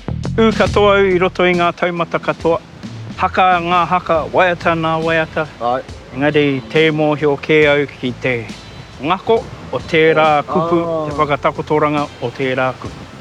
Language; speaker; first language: Māori; non-native, local second language; English